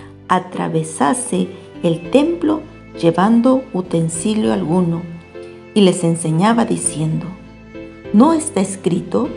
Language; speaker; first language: Spanish; native; Spanish